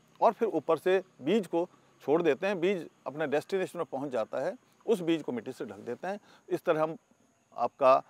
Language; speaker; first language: Hindi; native; Hindi